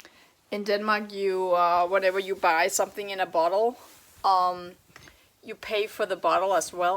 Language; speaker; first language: English; non-native, fluent; Danish